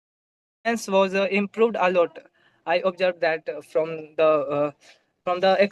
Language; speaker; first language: English; non-native, local second language; Hindi